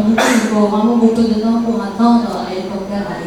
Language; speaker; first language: French; non-native, learner; Indonesian